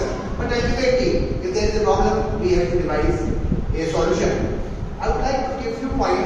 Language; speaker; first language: English; non-native, local second language; Hindi